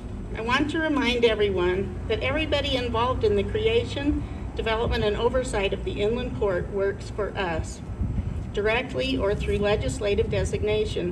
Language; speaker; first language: English; native; English